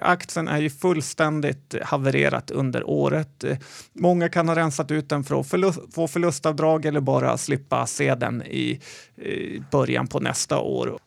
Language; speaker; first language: Swedish; native; Swedish